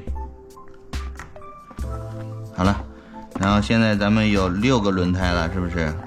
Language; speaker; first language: Chinese; native; Chinese